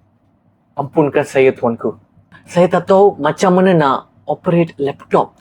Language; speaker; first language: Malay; non-native, local second language; Tamil